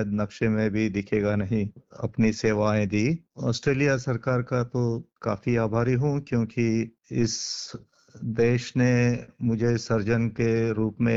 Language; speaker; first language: Hindi; non-native, local second language; Marathi